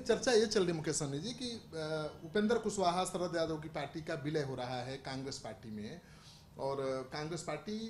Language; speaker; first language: Hindi; native; Hindi